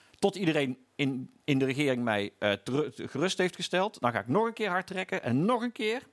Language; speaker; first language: Dutch; native; Dutch